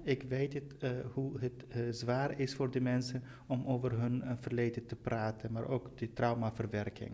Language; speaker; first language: Dutch; non-native, fluent; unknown